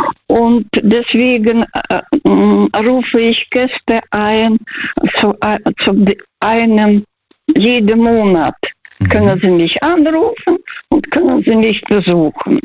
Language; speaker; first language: German; non-native, fluent; Russian